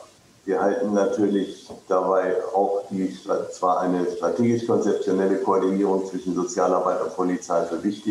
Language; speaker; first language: German; native; German